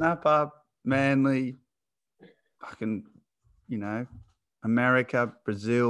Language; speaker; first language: English; native; English